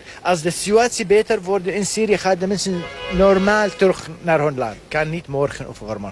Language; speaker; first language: Dutch; non-native, learner; Arabic